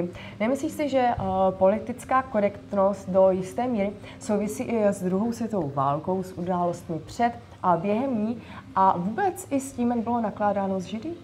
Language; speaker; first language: Czech; native; Czech